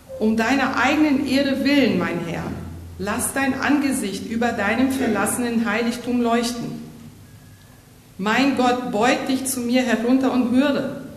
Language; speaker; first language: German; native; German